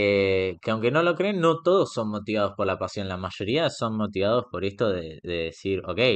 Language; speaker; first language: Spanish; native; Spanish